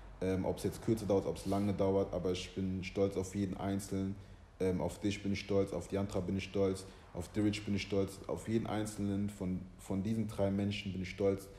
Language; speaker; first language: German; early bilingual, other home language; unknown